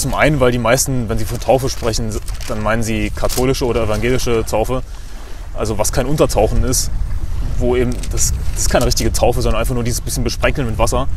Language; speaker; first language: German; native; German